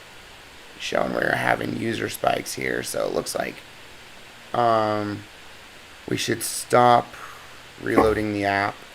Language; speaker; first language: English; native; English